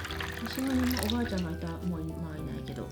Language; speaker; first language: Japanese; native; Japanese